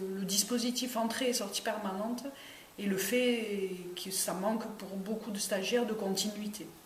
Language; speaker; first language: French; native; French